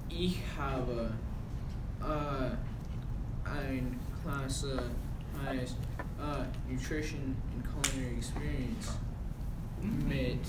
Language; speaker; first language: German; non-native, learner; English